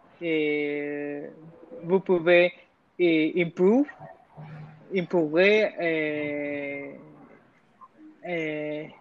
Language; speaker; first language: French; non-native, learner; Spanish